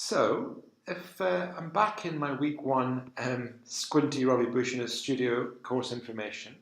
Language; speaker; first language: English; native; English